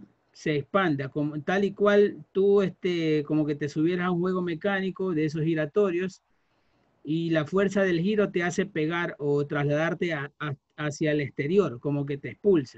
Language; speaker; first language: Spanish; native; Spanish